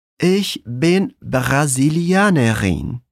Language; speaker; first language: German; non-native, fluent; Portuguese